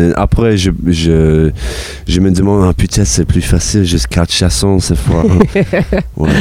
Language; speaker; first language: French; non-native, learner; English